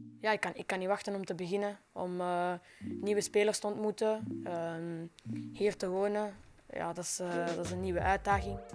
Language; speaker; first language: Dutch; non-native, local second language; French